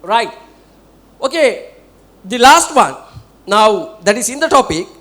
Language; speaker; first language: English; non-native, local second language; Sinhala